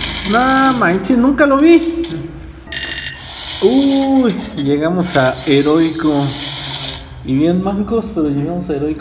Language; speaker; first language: Spanish; native; Spanish